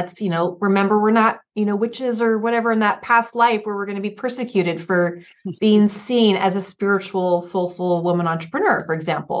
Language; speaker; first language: English; native; English